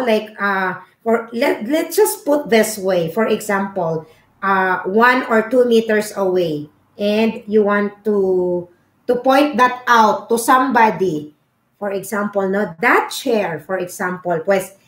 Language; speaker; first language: English; non-native, local second language; Filipino